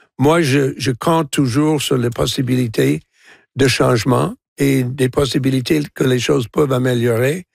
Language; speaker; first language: French; non-native, local second language; English